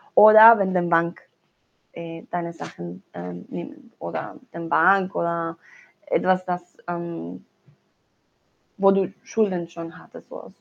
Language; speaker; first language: German; non-native, learner; Spanish